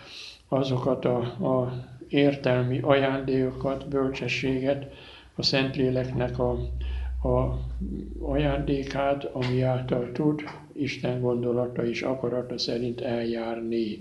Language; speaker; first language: Hungarian; native; Hungarian